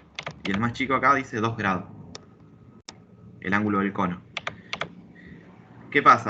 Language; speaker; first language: Spanish; native; Spanish